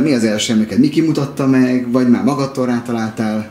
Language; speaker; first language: Hungarian; native; Hungarian